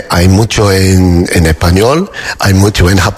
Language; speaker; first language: Spanish; non-native, learner; English